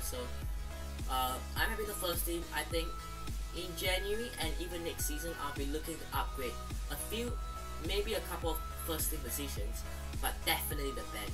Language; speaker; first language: English; native; English